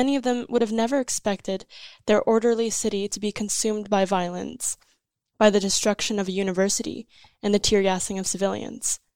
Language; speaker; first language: English; early bilingual, other home language; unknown